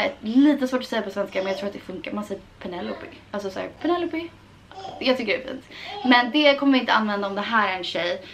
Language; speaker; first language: Swedish; early bilingual, heritage; Swedish